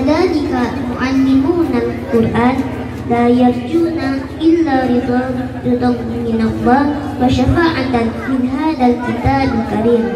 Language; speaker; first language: Arabic; non-native, learner; Indonesian